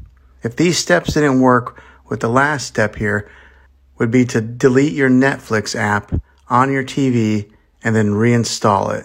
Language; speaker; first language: English; native; English